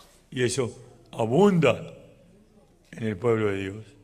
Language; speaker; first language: Spanish; native; Spanish